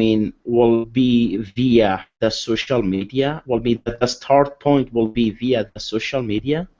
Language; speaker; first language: English; non-native, learner; Arabic